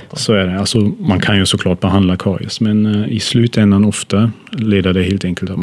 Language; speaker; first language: Swedish; non-native, fluent; German